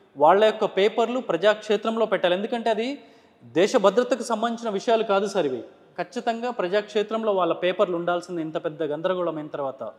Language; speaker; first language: Telugu; native; Telugu